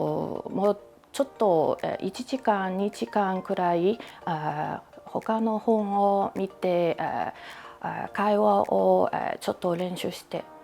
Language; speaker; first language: Japanese; non-native, learner; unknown